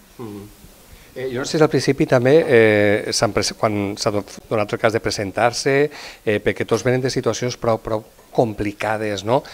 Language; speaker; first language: Catalan; native; Catalan